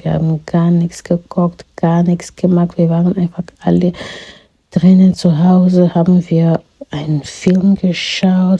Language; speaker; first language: German; non-native, fluent; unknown